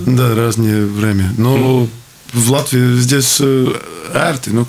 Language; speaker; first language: Russian; non-native, local second language; Latvian